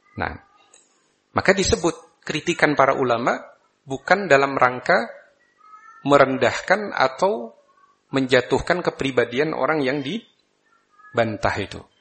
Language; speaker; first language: Malay; non-native, local second language; Javanese